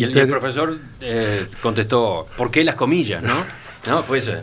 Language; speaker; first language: Spanish; native; Spanish